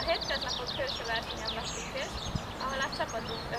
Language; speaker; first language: Hungarian; native; Hungarian